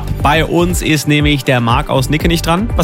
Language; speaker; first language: German; native; German